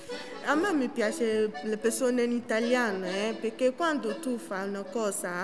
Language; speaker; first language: Italian; non-native, learner; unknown